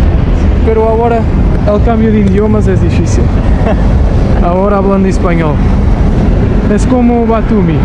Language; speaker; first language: Spanish; non-native, learner; Portuguese